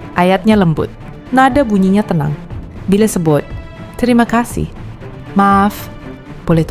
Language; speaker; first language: Malay; native; Malay